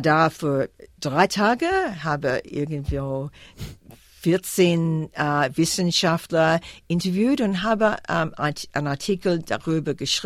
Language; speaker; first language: German; non-native, fluent; English